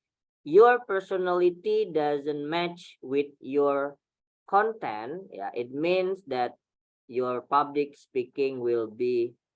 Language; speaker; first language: English; non-native, fluent; Indonesian